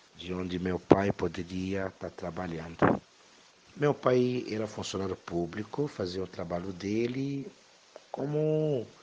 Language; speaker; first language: Portuguese; non-native, fluent; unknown